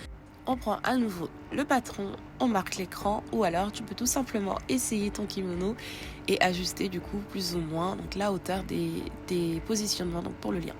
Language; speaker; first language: French; native; French